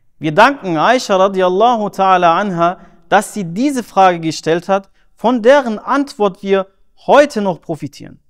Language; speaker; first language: German; early bilingual, other home language; Turkish